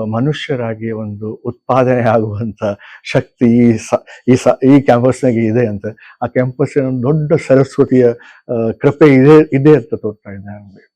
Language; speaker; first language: Kannada; non-native, local second language; Konkani